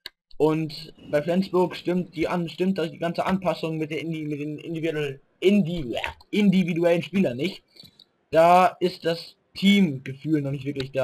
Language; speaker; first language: German; native; German